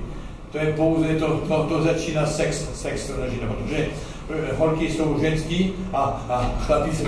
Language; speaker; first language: Czech; non-native, learner; French